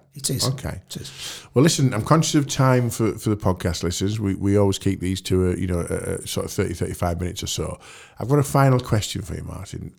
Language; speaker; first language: English; native; English